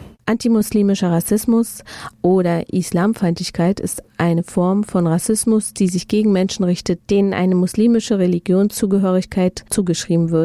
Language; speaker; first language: German; native; German